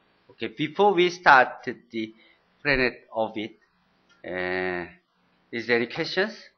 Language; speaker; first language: English; non-native, fluent; Korean